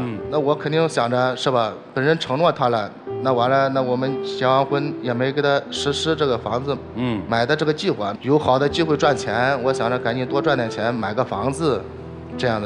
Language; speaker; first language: Chinese; native; Chinese